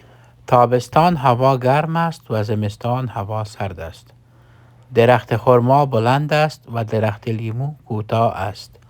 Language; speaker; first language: Persian; non-native, fluent; Urdu